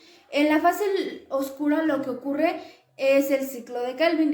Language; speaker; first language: Spanish; native; Spanish